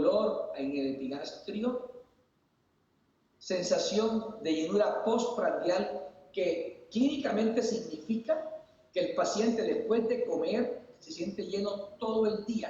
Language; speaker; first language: Spanish; native; Spanish